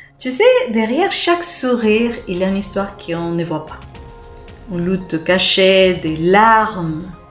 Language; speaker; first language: French; non-native, fluent; Spanish